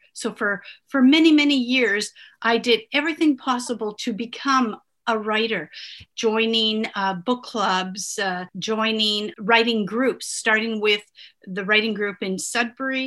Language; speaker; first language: English; non-native, fluent; Italian